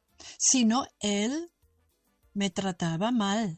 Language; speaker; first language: Spanish; non-native, fluent; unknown